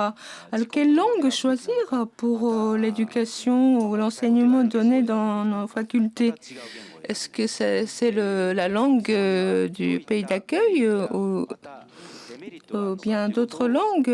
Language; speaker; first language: French; non-native, fluent; Japanese